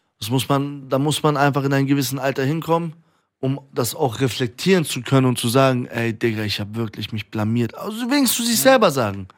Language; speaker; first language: German; early bilingual, other home language; Persian